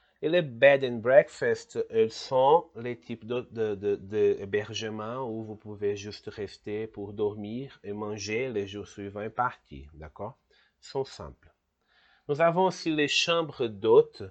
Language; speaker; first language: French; non-native, fluent; Portuguese